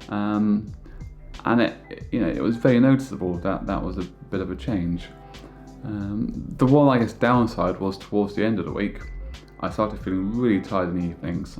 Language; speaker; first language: English; native; English